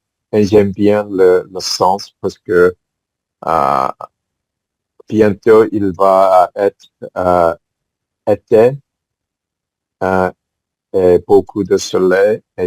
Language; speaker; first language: French; non-native, fluent; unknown